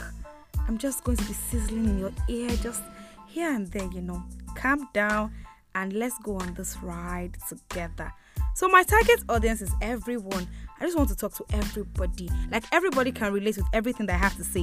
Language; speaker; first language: English; non-native, local second language; Igbo